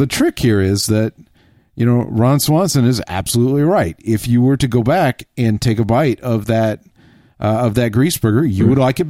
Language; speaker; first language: English; native; English